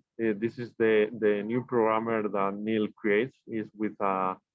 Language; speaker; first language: English; non-native, learner; Spanish